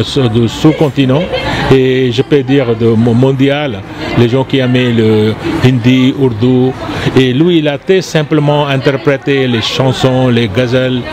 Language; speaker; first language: French; non-native, fluent; Punjabi